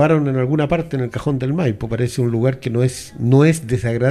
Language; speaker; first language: Spanish; native; Spanish